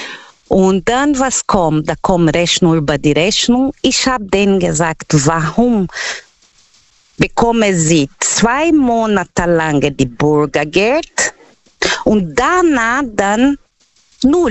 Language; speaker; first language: German; non-native, learner; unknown